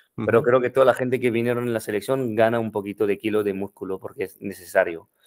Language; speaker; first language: Spanish; non-native, fluent; French